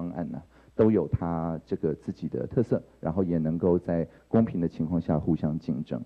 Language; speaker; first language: Chinese; native; Chinese